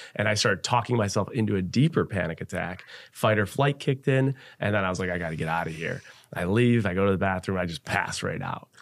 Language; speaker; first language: English; native; English